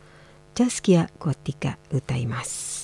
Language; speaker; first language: Japanese; non-native, fluent; Indonesian